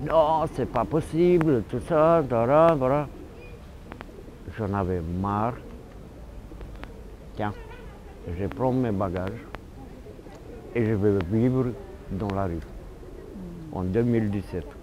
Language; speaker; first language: French; non-native, fluent; Romanian